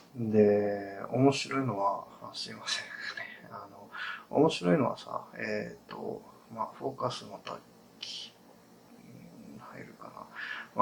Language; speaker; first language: Japanese; non-native, fluent; English